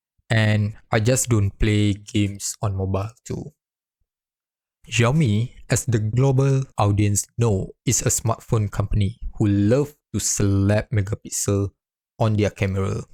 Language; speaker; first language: English; non-native, fluent; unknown